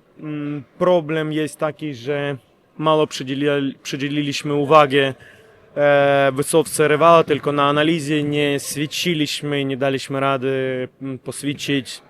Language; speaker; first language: Polish; non-native, learner; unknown